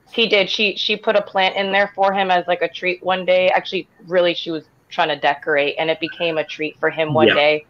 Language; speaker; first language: English; native; English